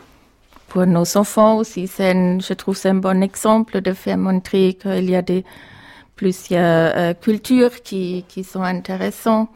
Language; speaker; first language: French; non-native, fluent; German